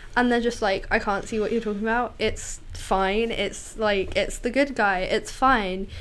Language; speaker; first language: English; native; English